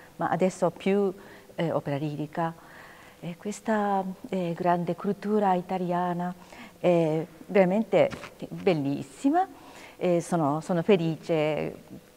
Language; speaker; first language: Italian; non-native, learner; Japanese